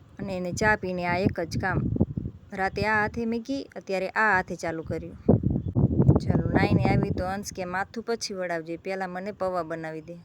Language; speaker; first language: Gujarati; native; Gujarati